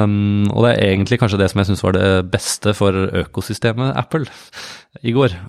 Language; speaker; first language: Norwegian; native; Norwegian